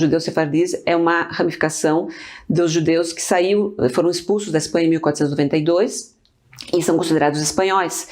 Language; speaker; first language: Portuguese; early bilingual, other home language; Spanish